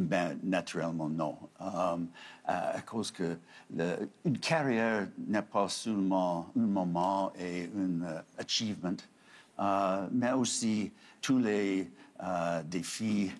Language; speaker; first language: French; non-native, fluent; English